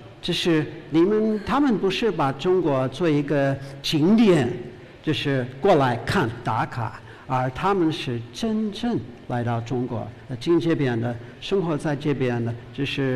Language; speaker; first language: Chinese; non-native, fluent; English